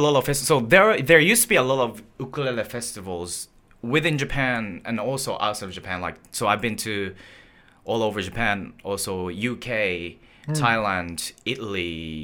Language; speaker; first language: English; non-native, fluent; Japanese